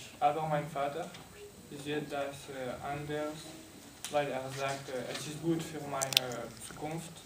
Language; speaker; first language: German; non-native, learner; French